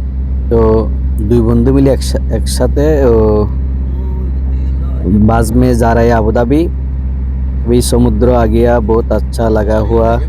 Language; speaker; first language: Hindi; non-native, learner; Bangla